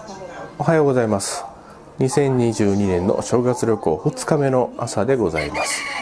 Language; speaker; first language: Japanese; native; Japanese